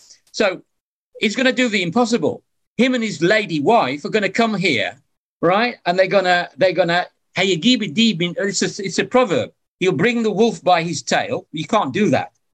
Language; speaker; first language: English; native; English